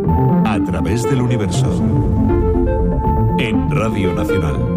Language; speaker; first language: Spanish; native; Spanish